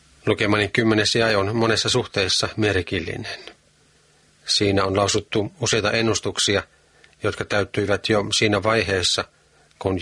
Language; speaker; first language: Finnish; native; Finnish